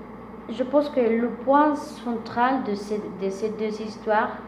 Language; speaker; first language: French; non-native, fluent; Spanish